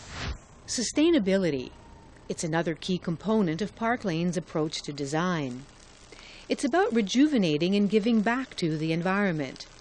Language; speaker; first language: English; native; English